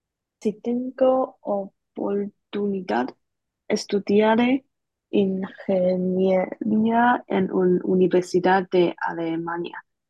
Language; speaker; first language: Spanish; non-native, learner; Chinese